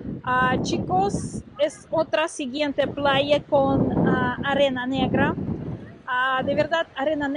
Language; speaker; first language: Spanish; non-native, learner; Russian